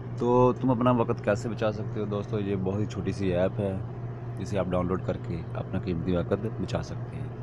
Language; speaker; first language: Urdu; native; Urdu